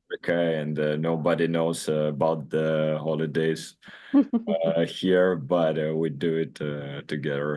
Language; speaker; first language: English; non-native, learner; Russian